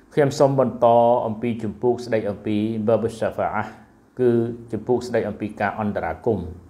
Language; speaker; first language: Khmer; non-native, local second language; Western Cham